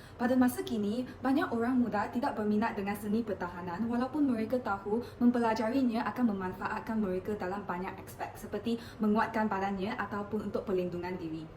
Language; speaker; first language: Malay; non-native, local second language; Chinese